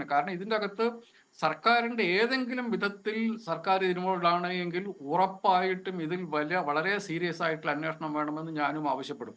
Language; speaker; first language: Malayalam; native; Malayalam